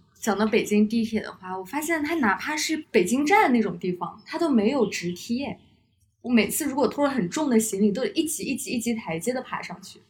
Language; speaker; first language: Chinese; native; Chinese